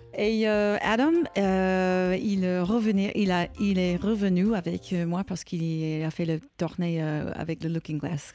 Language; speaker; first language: French; non-native, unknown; English